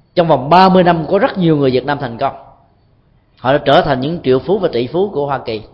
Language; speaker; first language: Vietnamese; native; Vietnamese